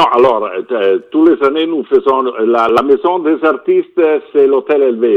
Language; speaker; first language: French; non-native, fluent; Italian